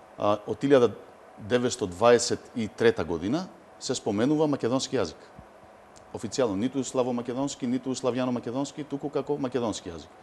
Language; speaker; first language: Macedonian; early bilingual, heritage; Macedonian